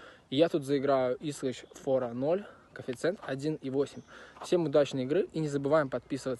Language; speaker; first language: Russian; native; Russian